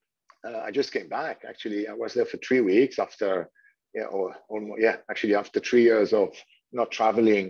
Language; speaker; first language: English; non-native, fluent; French